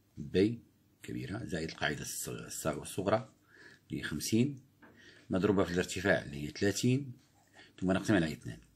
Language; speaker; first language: Arabic; native; Arabic